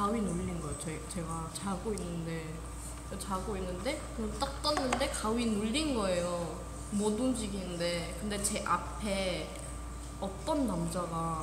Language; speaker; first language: Korean; non-native, fluent; Thai